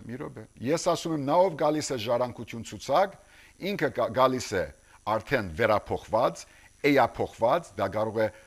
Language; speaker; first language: Armenian; early bilingual, heritage; Armenian